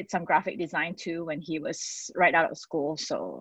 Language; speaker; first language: English; non-native, local second language; Cantonese